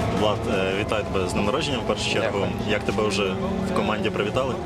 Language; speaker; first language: Ukrainian; native; Ukrainian